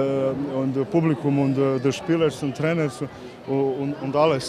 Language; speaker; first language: German; non-native, learner; Croatian